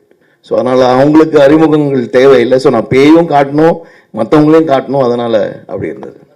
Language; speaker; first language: Tamil; native; Tamil